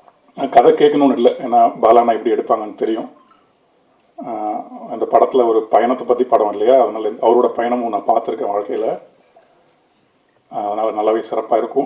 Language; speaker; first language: Tamil; native; Tamil